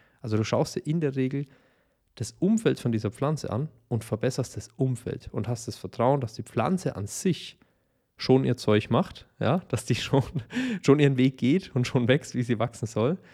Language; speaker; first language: German; native; German